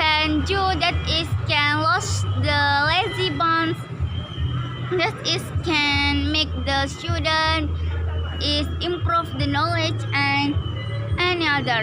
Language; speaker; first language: English; non-native, learner; Indonesian